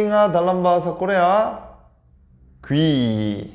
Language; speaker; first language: Indonesian; non-native, fluent; Korean